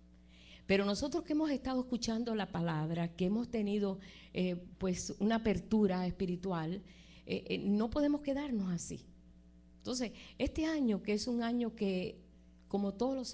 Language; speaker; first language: Spanish; native; Spanish